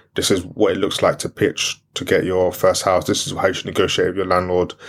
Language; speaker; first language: English; non-native, local second language; French